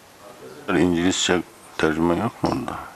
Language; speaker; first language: Turkish; non-native, fluent; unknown